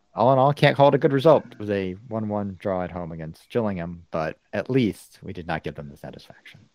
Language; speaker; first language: English; native; English